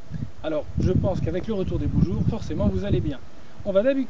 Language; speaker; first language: French; native; French